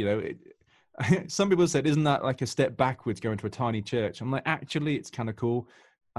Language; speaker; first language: English; native; English